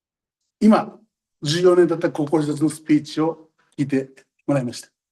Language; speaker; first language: Japanese; native; Japanese